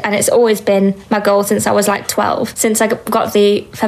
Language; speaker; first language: English; native; English